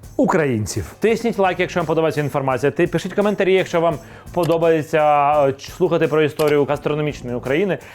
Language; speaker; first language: Ukrainian; non-native, local second language; Russian